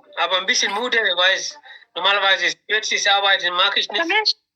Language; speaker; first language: German; non-native, learner; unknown